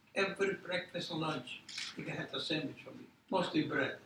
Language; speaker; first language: English; non-native, fluent; Polish